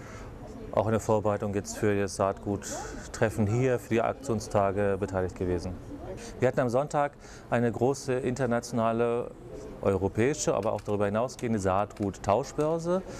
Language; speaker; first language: German; native; German